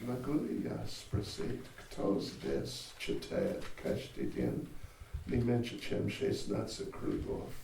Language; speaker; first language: Russian; non-native, learner; English